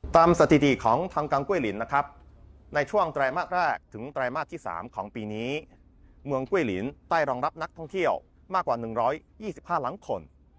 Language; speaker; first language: Thai; non-native, fluent; Chinese